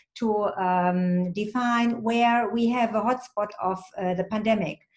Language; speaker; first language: English; non-native, fluent; German